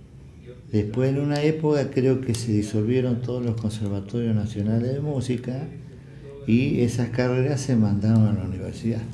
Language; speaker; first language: Spanish; native; Spanish